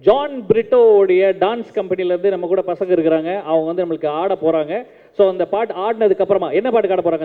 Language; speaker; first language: Tamil; native; Tamil